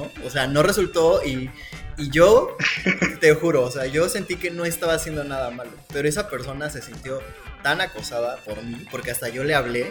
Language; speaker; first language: Spanish; native; Spanish